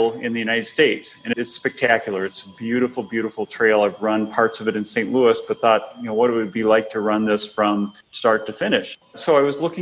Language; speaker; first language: English; native; English